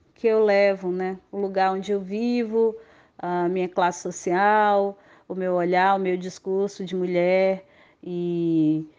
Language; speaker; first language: Portuguese; native; Portuguese